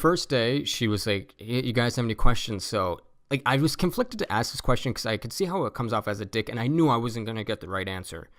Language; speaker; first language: English; native; English